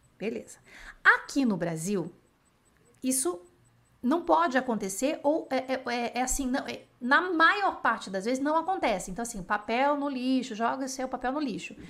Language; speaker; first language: Portuguese; native; Portuguese